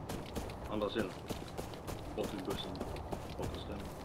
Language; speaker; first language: Swedish; native; Swedish